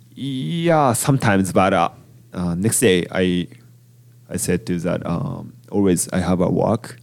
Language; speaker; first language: English; non-native, learner; Japanese